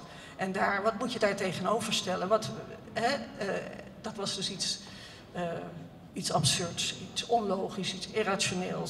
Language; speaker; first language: Dutch; native; Dutch